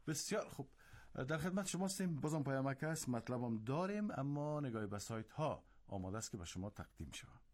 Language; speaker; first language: Persian; native; Persian